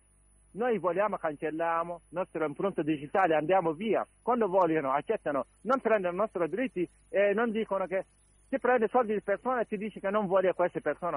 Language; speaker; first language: Italian; non-native, learner; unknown